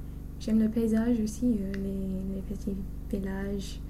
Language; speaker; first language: French; non-native, fluent; English